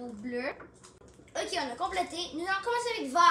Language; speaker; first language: French; non-native, local second language; English